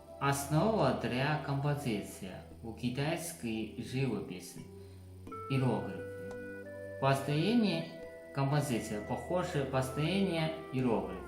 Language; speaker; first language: Russian; non-native, learner; Chinese